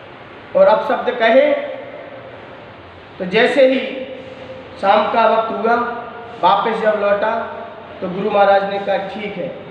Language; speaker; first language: Hindi; native; Hindi